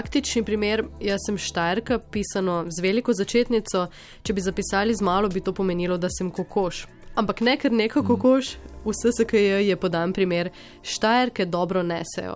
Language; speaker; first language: Slovenian; native; Slovenian